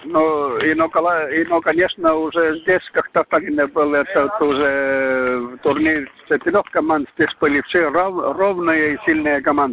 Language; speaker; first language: Russian; non-native, learner; Estonian